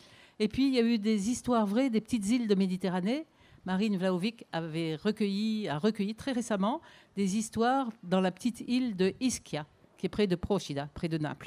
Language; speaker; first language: French; native; French